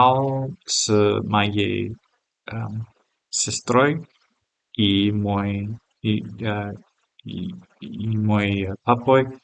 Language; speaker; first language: Russian; non-native, learner; English